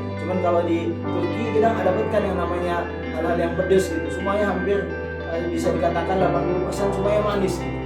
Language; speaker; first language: Indonesian; native; Indonesian